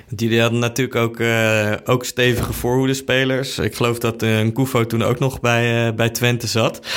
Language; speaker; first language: Dutch; native; Dutch